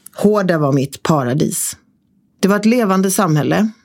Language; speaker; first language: Swedish; native; Swedish